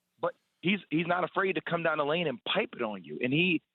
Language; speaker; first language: English; native; English